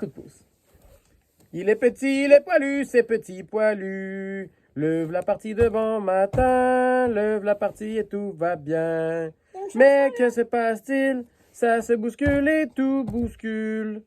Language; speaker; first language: French; native; French